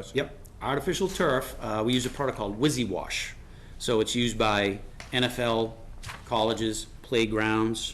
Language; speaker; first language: English; native; English